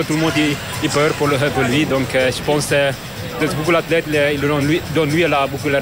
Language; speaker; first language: French; non-native, learner; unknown